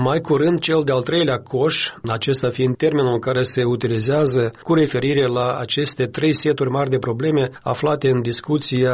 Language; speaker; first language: Romanian; native; Romanian